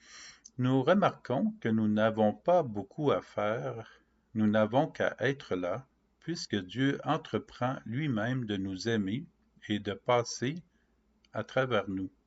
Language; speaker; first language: French; native; French